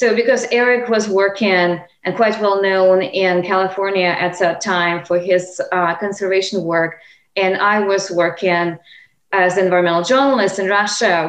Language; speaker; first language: English; non-native, fluent; Russian